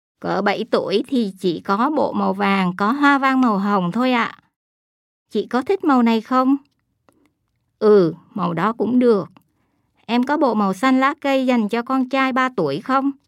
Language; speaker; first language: Vietnamese; early bilingual, heritage; Japanese